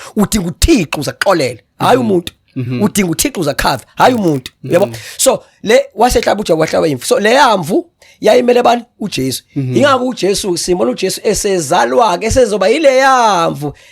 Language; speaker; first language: Zulu; non-native, local second language; Xhosa